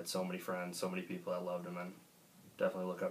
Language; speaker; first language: English; native; English